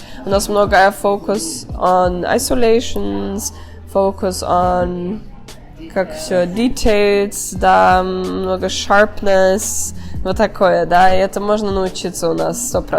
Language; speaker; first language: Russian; early bilingual, heritage; Russian